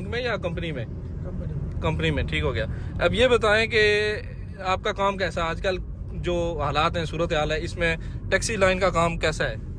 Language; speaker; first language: Hindi; native; Hindi